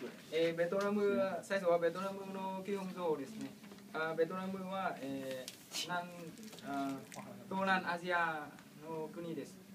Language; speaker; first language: Japanese; non-native, learner; Vietnamese